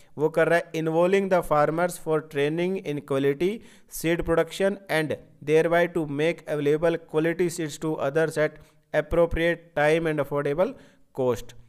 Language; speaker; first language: Hindi; native; Hindi